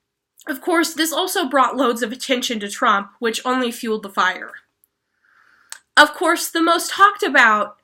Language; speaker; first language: English; native; English